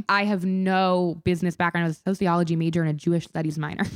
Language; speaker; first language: English; native; English